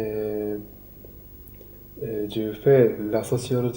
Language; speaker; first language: French; non-native, learner; Japanese